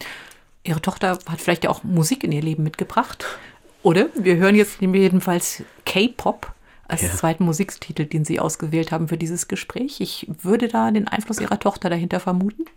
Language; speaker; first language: German; native; German